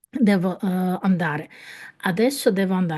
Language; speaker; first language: Italian; non-native, fluent; Ukrainian